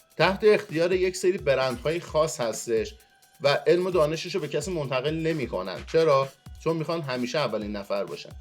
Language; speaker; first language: Persian; non-native, local second language; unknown